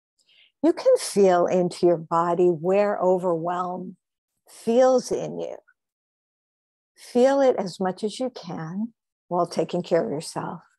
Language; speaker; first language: English; native; English